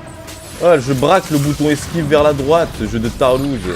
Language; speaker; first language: French; native; French